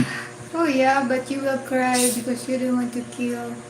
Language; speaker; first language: English; non-native, local second language; Filipino